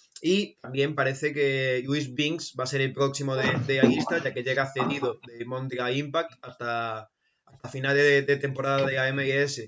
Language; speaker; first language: Spanish; native; Spanish